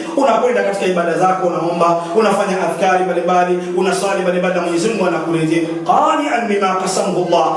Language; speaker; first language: Swahili; native; Swahili